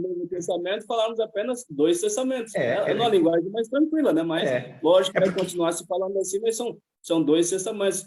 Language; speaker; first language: Portuguese; native; Portuguese